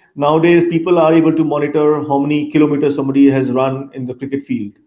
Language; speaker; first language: English; non-native, local second language; Bangla